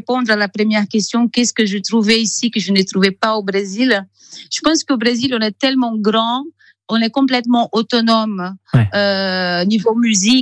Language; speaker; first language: French; non-native, fluent; Portuguese